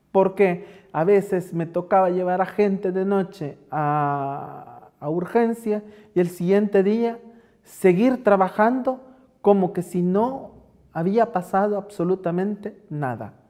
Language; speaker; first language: Spanish; native; Spanish